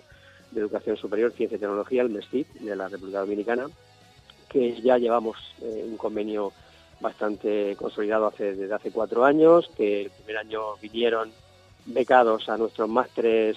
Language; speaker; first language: Spanish; native; Spanish